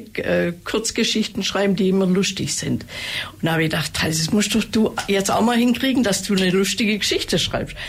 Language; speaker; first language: German; native; German